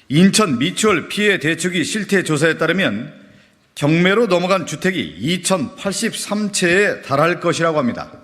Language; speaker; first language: Korean; native; Korean